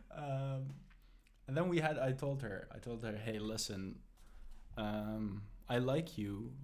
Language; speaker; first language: English; non-native, fluent; Persian